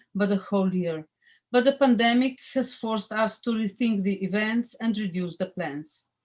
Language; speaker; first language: English; non-native, fluent; Slovenian